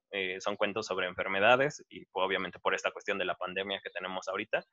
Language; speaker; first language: Spanish; native; Spanish